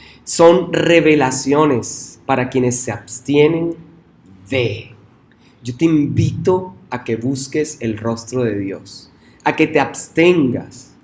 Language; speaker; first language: Spanish; native; Spanish